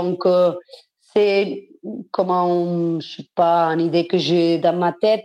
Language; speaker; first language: French; non-native, fluent; Spanish